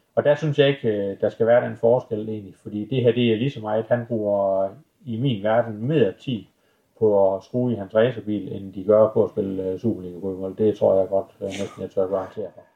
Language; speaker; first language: Danish; native; Danish